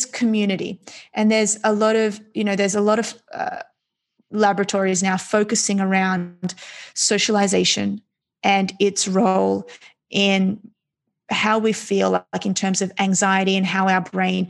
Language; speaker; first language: English; native; English